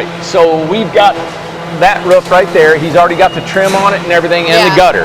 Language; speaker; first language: English; native; English